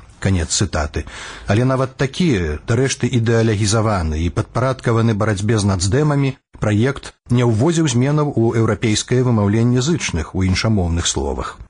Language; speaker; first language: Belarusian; native; Belarusian